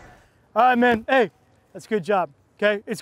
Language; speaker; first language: English; native; English